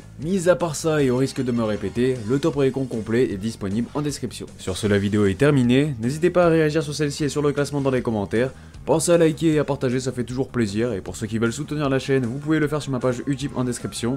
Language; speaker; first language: French; native; French